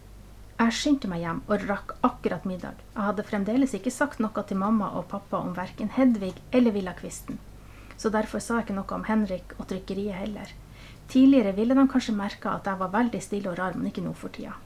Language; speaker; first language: Norwegian; native; Norwegian